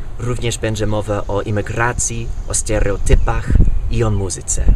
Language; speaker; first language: Polish; non-native, fluent; English